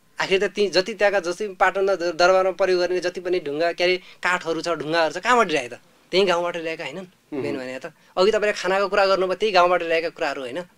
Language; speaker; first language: Nepali; native; Nepali